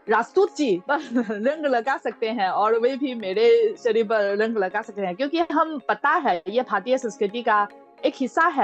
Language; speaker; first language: Hindi; non-native, fluent; Chinese